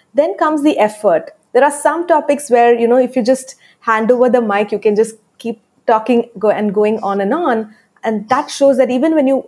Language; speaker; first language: English; non-native, local second language; Tamil